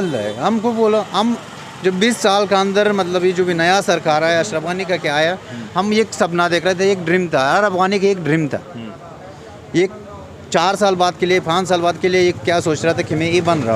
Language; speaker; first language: Hindi; non-native, learner; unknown